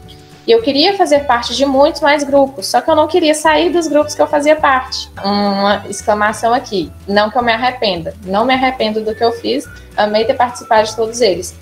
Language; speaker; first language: Portuguese; native; Portuguese